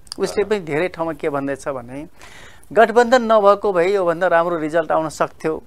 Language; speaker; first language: Nepali; non-native, local second language; Dangaura Tharu